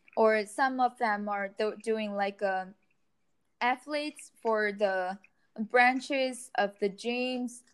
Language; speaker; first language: English; non-native, fluent; Chinese